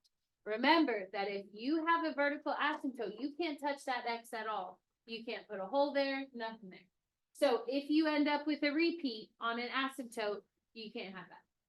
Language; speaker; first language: English; native; English